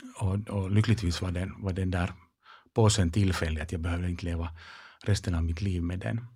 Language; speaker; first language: Swedish; non-native, local second language; Finnish